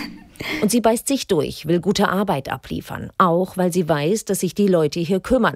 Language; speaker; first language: German; native; German